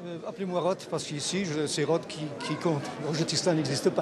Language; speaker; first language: French; native; French